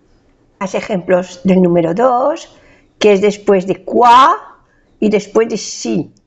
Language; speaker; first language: Spanish; non-native, fluent; French